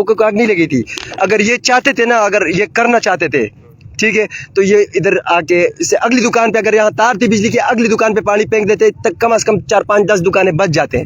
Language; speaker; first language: Urdu; native; Urdu